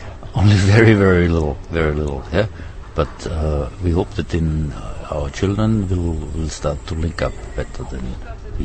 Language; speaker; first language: English; non-native, fluent; German